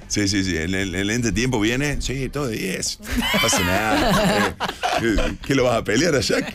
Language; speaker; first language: Spanish; native; Spanish